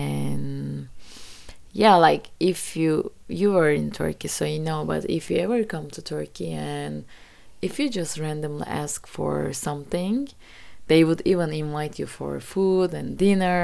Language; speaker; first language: English; non-native, fluent; Turkish